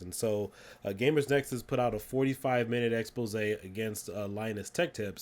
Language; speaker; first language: English; native; English